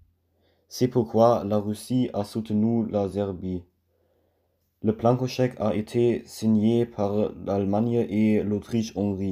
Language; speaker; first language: French; non-native, learner; German